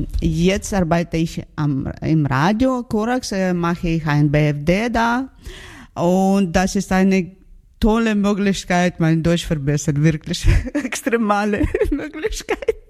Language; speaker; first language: German; non-native, learner; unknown